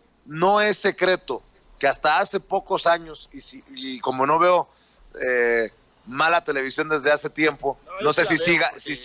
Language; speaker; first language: Spanish; native; Spanish